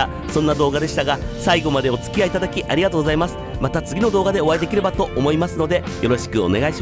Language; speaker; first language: Japanese; native; Japanese